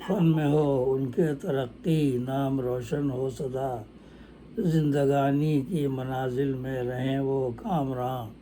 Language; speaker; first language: Urdu; native; Urdu